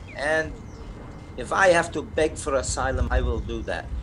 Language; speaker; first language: English; non-native, fluent; Russian